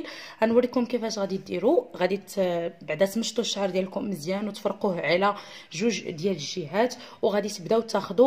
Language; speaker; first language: Arabic; native; Arabic